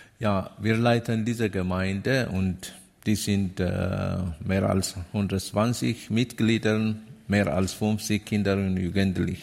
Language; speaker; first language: German; non-native, learner; Amharic